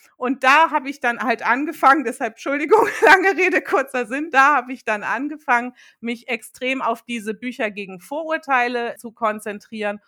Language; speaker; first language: German; early bilingual, other home language; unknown